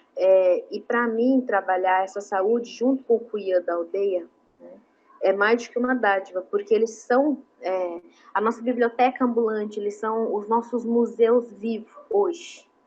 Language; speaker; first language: Portuguese; non-native, local second language; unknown